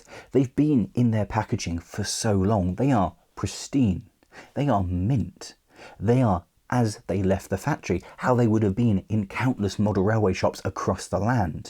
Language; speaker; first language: English; native; English